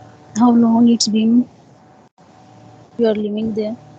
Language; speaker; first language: English; non-native, learner; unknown